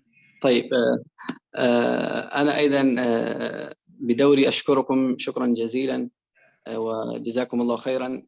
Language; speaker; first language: Arabic; non-native, fluent; Persian